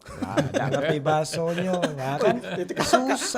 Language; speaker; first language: Indonesian; non-native, local second language; Javanese